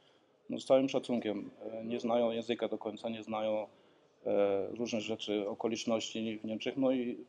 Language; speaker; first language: Polish; early bilingual, heritage; Polish